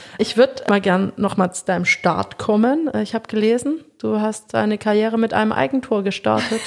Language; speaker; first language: German; native; German